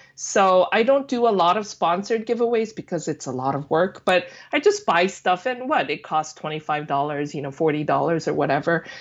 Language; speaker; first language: English; non-native, fluent; Korean